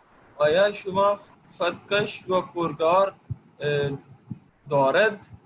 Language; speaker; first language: Persian; non-native, learner; Urdu